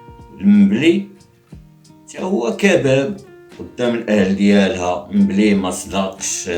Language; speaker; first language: Arabic; native; Arabic